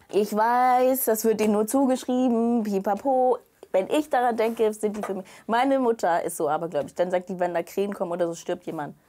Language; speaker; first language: German; native; German